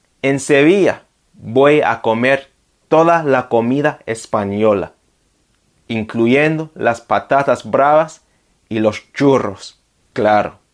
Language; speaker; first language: Spanish; non-native, fluent; English